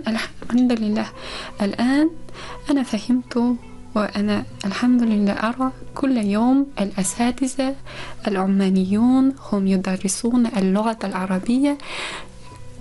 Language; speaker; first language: Arabic; non-native, fluent; Uzbek